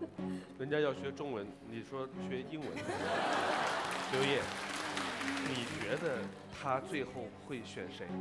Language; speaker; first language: Chinese; native; Chinese